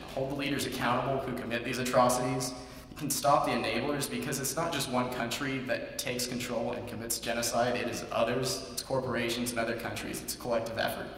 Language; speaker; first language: English; native; English